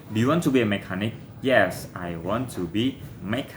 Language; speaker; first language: English; non-native, fluent; Indonesian